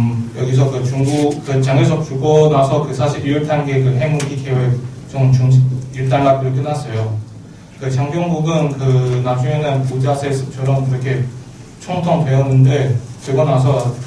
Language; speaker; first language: Korean; non-native, learner; Chinese